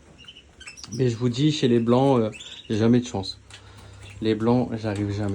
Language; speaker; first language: French; native; French